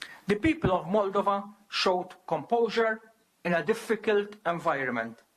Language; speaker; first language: English; non-native, local second language; Maltese